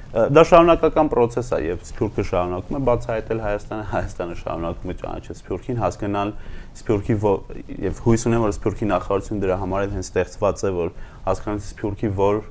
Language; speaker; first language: Armenian; native; Armenian